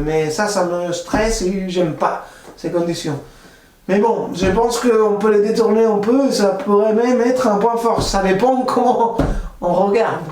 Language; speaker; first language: French; non-native, fluent; Spanish